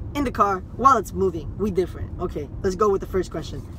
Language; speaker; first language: English; early bilingual, other home language; Spanish